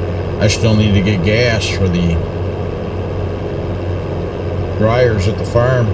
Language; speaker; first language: English; native; English